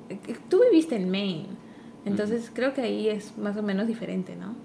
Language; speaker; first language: Spanish; early bilingual, heritage; Spanish